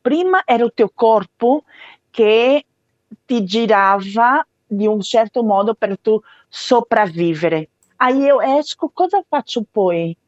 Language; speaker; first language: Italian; non-native, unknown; Portuguese